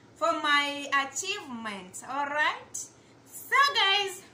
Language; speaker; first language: English; non-native, local second language; Kamba